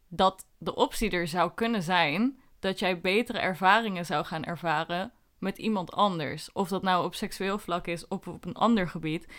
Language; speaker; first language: Dutch; early bilingual, other home language; Indonesian